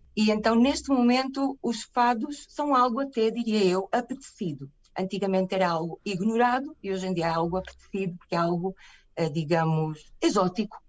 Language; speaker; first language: Portuguese; native; Portuguese